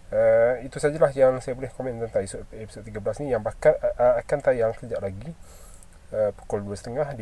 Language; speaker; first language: Malay; native; Malay